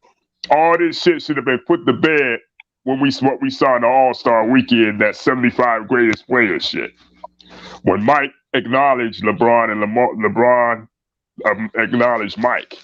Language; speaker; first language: English; native; English